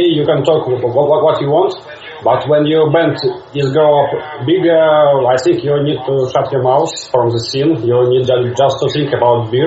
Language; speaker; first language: English; non-native, learner; Russian